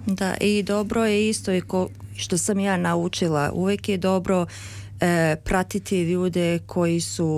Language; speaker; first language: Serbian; early bilingual, heritage; Serbian